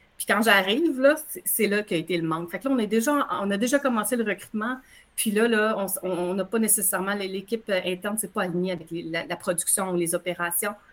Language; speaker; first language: French; native; French